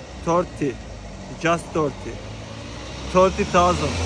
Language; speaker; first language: English; non-native, learner; Turkish